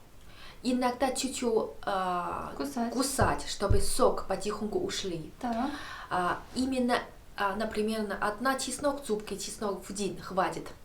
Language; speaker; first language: Russian; non-native, learner; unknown